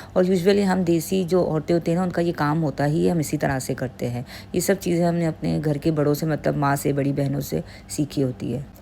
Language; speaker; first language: Urdu; native; Urdu